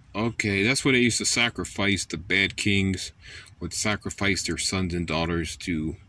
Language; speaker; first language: English; native; English